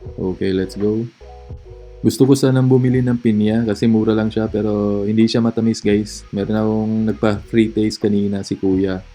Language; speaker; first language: Filipino; native; Filipino